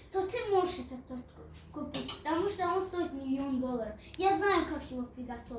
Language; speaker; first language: Russian; non-native, local second language; Azerbaijani